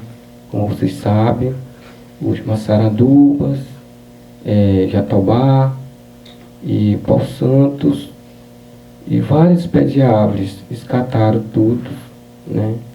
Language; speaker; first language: Portuguese; non-native, local second language; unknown